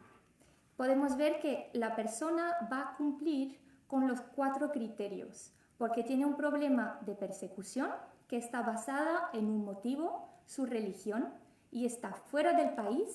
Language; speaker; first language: Spanish; non-native, fluent; French